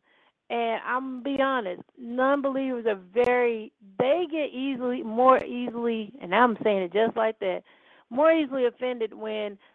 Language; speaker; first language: English; native; English